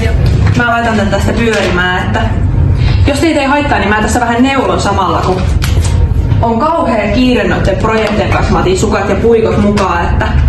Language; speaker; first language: Finnish; native; Finnish